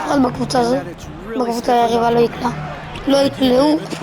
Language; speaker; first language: Hebrew; native; Hebrew